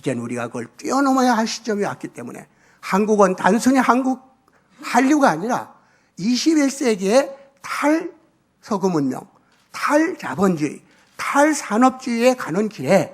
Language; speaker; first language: Korean; native; Korean